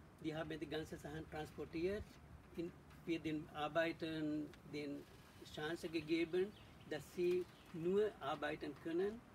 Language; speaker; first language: German; non-native, learner; Sinhala